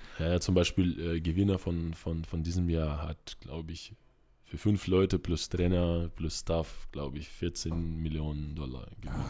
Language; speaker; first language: German; non-native, fluent; Russian